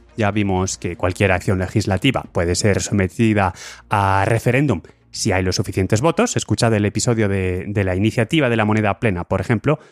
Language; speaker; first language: Spanish; native; Spanish